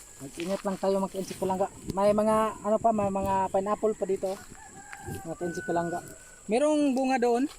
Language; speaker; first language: Filipino; non-native, local second language; Cebuano